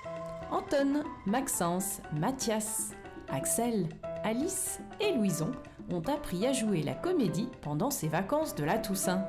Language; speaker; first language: French; native; French